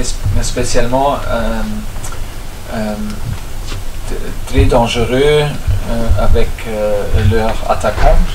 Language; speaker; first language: French; non-native, fluent; German